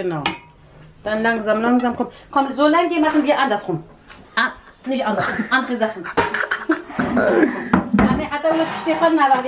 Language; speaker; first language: German; non-native, learner; Central Kurdish